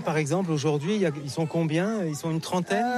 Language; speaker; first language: French; native; French